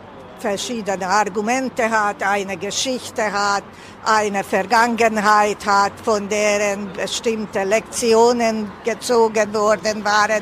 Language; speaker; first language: German; non-native, fluent; Hungarian